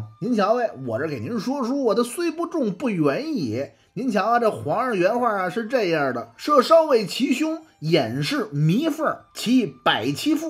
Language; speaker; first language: Chinese; native; Chinese